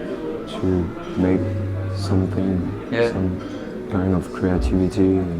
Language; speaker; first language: English; non-native, learner; French